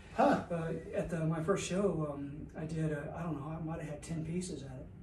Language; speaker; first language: English; native; English